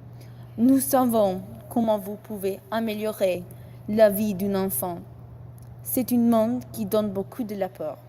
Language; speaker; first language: French; non-native, learner; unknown